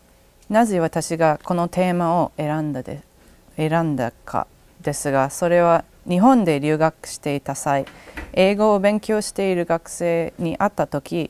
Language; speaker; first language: Japanese; non-native, learner; English